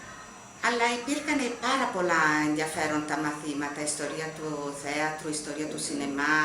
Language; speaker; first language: Greek; non-native, fluent; Italian